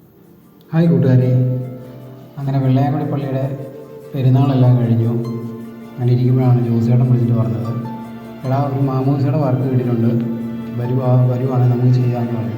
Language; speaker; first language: Malayalam; native; Malayalam